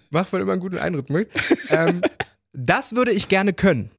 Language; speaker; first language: German; native; German